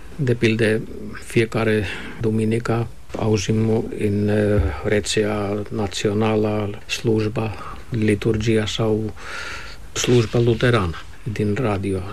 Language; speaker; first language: Romanian; non-native, fluent; Finnish